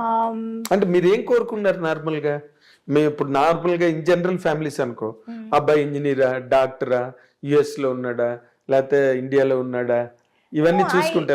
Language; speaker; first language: Telugu; native; Telugu